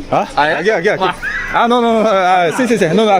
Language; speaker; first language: Spanish; non-native, learner; Korean